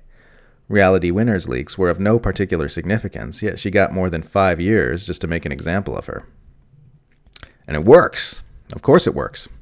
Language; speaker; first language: English; native; English